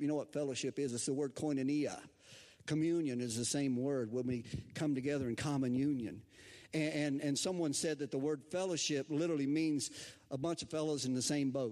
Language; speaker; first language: English; native; English